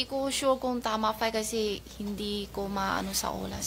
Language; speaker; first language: Filipino; non-native, learner; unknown